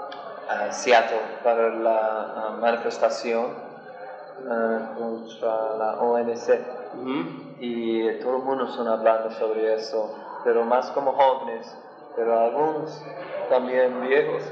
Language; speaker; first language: Spanish; non-native, learner; English